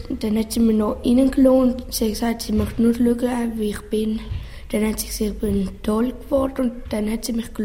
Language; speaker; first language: German; early bilingual, other home language; Italian